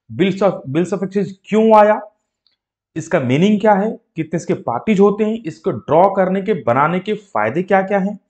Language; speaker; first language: Hindi; native; Hindi